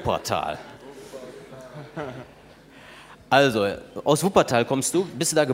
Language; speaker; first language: German; native; German